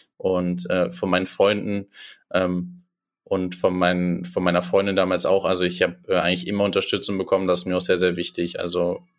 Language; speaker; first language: German; native; German